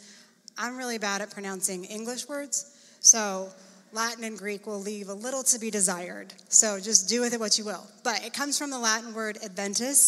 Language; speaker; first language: English; native; English